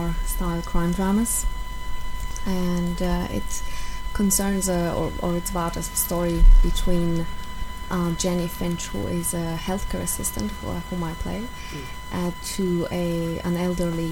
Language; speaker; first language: English; non-native, fluent; Polish